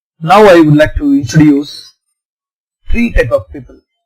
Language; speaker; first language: English; non-native, local second language; Tamil